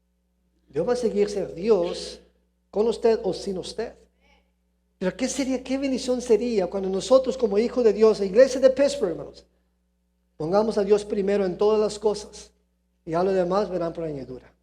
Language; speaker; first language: Spanish; early bilingual, heritage; Spanish